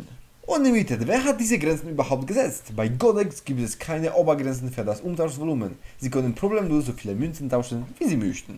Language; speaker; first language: German; non-native, fluent; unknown